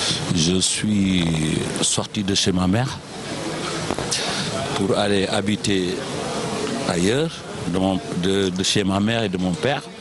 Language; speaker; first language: French; non-native, local second language; Wolof